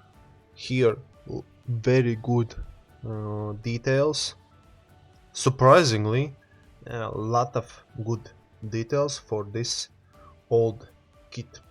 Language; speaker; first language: English; non-native, learner; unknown